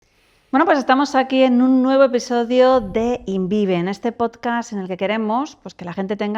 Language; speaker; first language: Spanish; native; Spanish